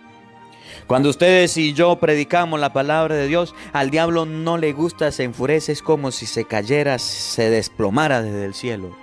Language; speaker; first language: Spanish; native; Spanish